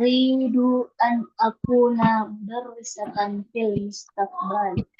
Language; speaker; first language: Arabic; non-native, learner; Indonesian